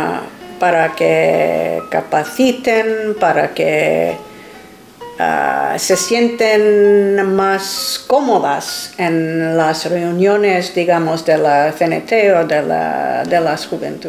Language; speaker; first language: Spanish; non-native, fluent; English